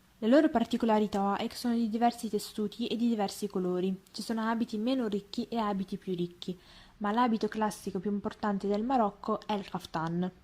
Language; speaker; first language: Italian; early bilingual, other home language; Arabic